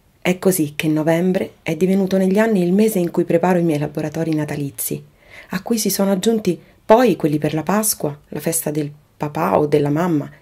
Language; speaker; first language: Italian; native; Italian